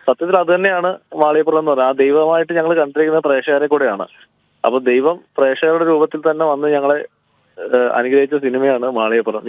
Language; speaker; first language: Malayalam; native; Malayalam